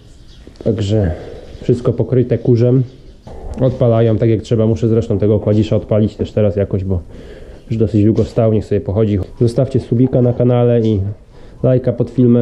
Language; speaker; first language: Polish; native; Polish